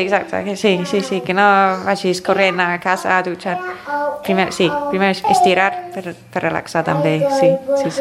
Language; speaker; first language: Catalan; non-native, fluent; English